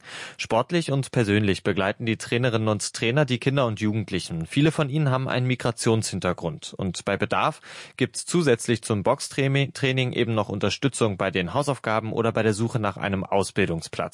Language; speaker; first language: German; native; German